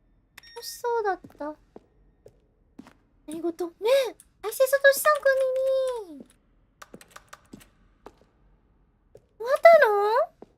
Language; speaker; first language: Japanese; non-native, fluent; English